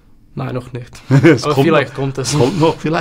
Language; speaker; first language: German; non-native, learner; Czech